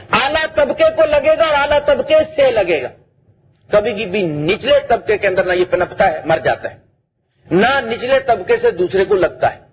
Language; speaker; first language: Urdu; non-native, local second language; Punjabi